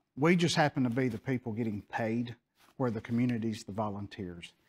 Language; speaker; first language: English; native; English